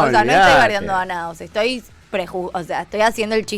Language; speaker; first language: Spanish; native; Spanish